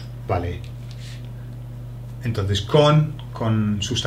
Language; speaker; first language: Spanish; non-native, fluent; English